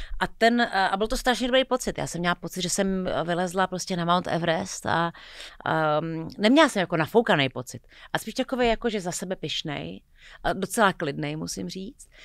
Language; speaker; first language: Czech; native; Czech